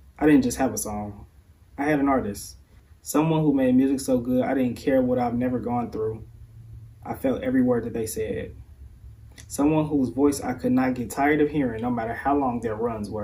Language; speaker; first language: English; native; English